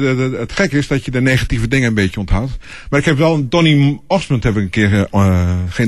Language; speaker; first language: Dutch; native; Dutch